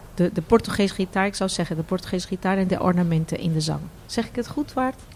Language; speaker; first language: Dutch; non-native, fluent; Portuguese